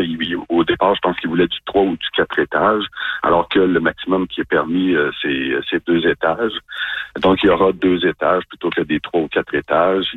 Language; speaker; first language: French; native; French